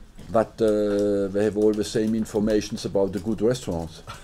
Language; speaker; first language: English; non-native, fluent; French